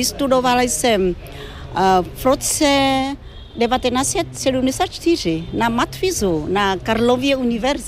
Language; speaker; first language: Czech; non-native, fluent; Vietnamese